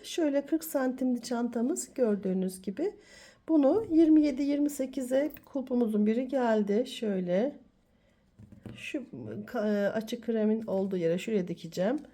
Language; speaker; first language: Turkish; native; Turkish